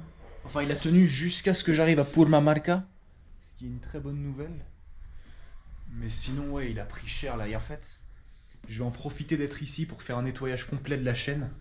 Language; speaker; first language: French; native; French